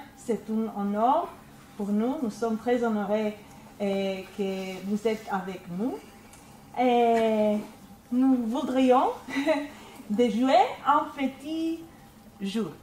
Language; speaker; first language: French; non-native, learner; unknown